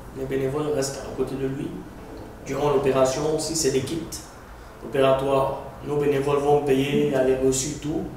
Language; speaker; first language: French; non-native, local second language; Arabic